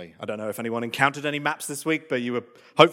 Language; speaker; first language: English; native; English